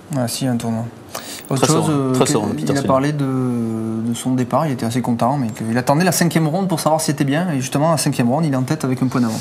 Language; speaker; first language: French; native; French